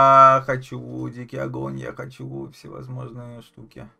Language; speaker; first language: Russian; native; Russian